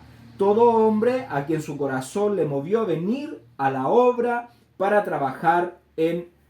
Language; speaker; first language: Spanish; native; Spanish